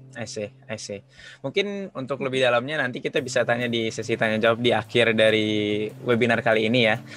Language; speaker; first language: Indonesian; native; Indonesian